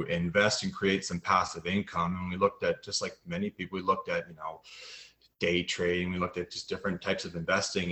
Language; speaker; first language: English; native; English